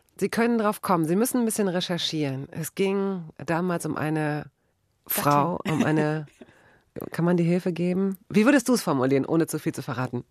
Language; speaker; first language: German; native; German